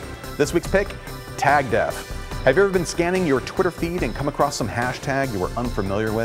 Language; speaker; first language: English; native; English